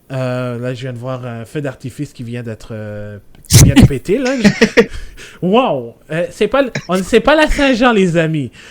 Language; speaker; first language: French; native; French